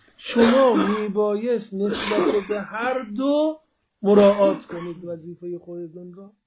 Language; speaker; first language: Persian; non-native, local second language; Azerbaijani